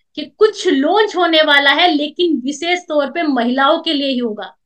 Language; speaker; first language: Hindi; native; Hindi